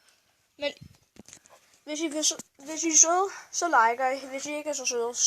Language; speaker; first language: Danish; native; Danish